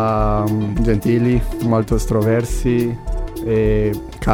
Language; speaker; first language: Italian; non-native, learner; Spanish